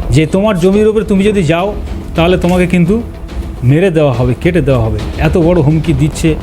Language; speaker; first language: Bangla; native; Bangla